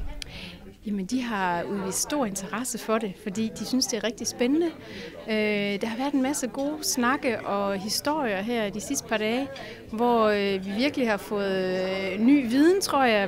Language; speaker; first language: Danish; native; Danish